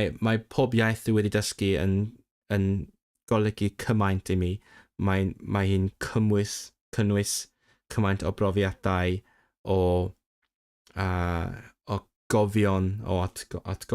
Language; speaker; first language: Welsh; non-native, learner; Cantonese